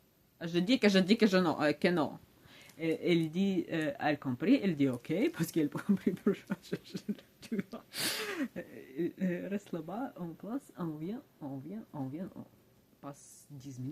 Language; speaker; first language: French; non-native, learner; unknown